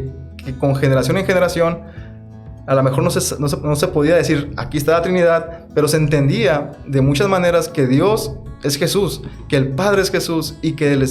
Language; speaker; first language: Spanish; native; Spanish